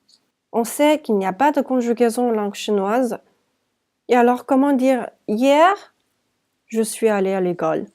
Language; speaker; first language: French; non-native, fluent; Chinese